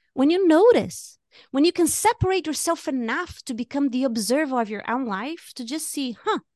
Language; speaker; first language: English; non-native, fluent; Portuguese